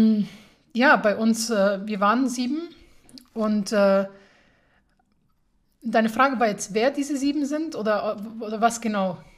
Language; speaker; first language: German; early bilingual, other home language; Persian